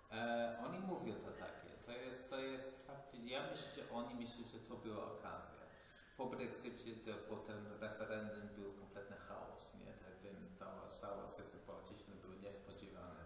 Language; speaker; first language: Polish; non-native, fluent; English